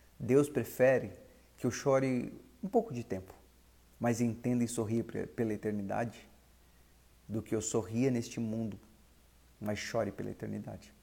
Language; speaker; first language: Portuguese; native; Portuguese